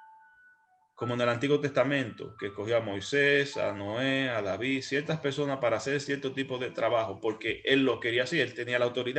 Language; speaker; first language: Spanish; native; Spanish